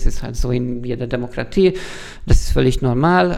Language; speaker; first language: German; non-native, fluent; Hungarian